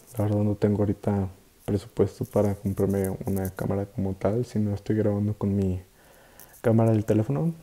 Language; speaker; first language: Spanish; native; Spanish